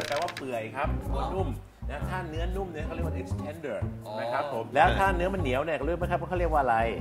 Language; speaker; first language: Thai; native; Thai